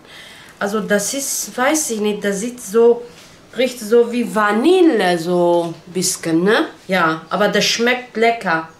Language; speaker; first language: German; non-native, learner; Turkish